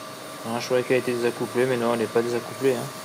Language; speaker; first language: French; native; French